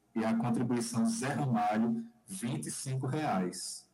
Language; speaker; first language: Portuguese; native; Portuguese